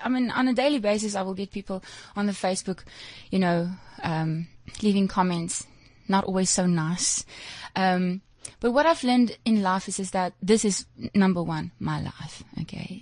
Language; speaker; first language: English; non-native, local second language; Afrikaans